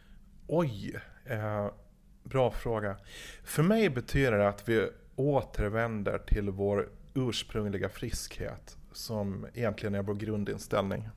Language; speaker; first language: Swedish; native; Swedish